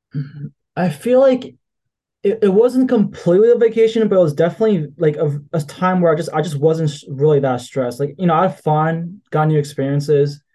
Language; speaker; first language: English; native; English